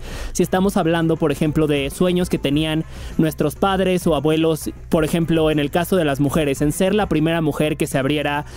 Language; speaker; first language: Spanish; native; Spanish